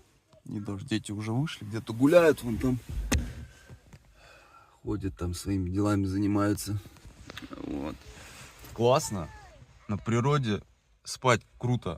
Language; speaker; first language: Russian; native; Russian